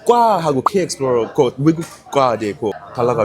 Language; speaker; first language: Korean; non-native, fluent; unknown